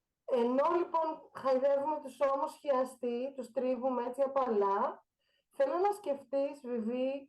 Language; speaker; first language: Greek; native; Greek